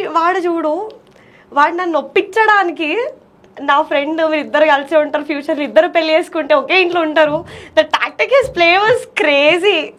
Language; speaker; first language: Telugu; non-native, local second language; Marathi